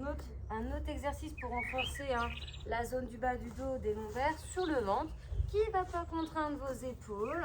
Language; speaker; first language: French; native; French